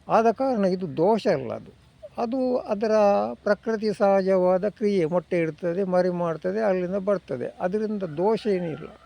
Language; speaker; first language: Kannada; non-native, local second language; Tulu